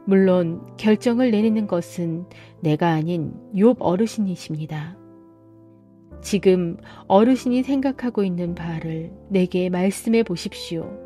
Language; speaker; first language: Korean; native; Korean